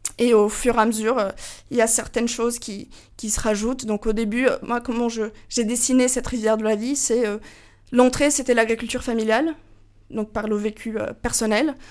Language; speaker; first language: French; non-native, fluent; Portuguese